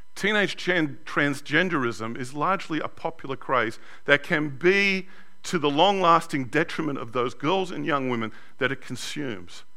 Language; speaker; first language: English; native; English